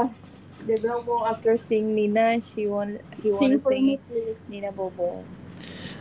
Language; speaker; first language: English; non-native, learner; Indonesian